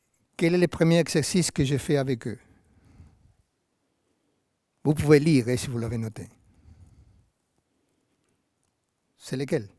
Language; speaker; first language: French; non-native, fluent; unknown